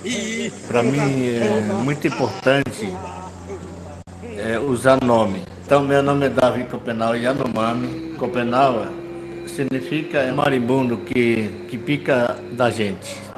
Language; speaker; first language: Portuguese; non-native, local second language; Yanomámi